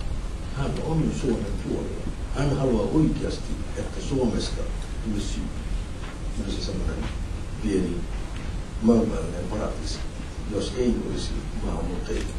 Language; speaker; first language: Finnish; non-native, fluent; Somali